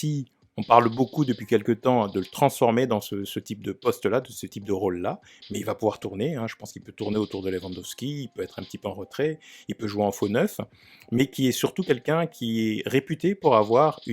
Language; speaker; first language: French; native; French